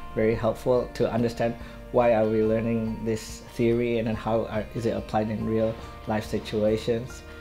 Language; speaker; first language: English; non-native, fluent; Indonesian